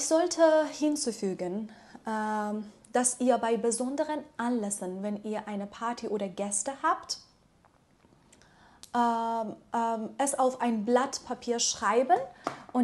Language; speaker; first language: German; non-native, fluent; Persian